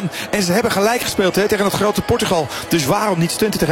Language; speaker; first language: Dutch; native; Dutch